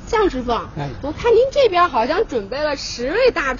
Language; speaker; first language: Chinese; native; Chinese